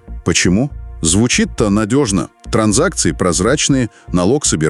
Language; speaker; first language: Russian; native; Russian